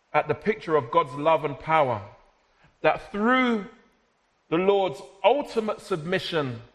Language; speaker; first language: English; native; English